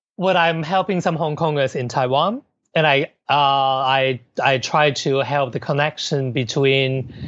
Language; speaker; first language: English; non-native, local second language; Cantonese